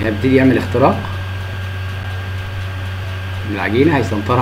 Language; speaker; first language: Arabic; native; Arabic